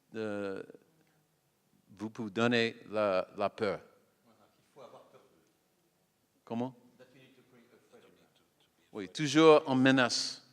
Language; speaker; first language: French; non-native, learner; English